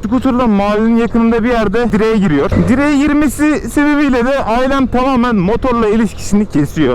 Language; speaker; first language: Turkish; native; Turkish